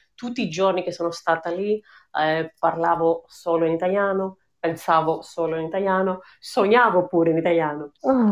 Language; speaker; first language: Italian; non-native, fluent; Greek